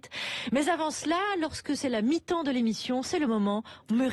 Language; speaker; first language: French; native; French